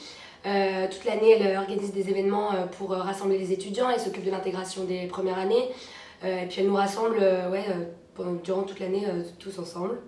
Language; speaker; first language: French; native; French